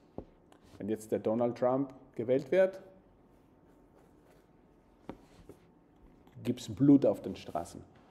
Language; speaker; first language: German; non-native, fluent; Spanish